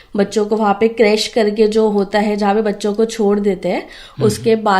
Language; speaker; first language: Hindi; non-native, local second language; Marathi